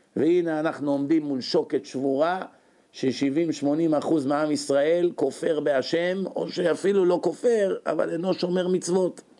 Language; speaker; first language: Hebrew; native; Hebrew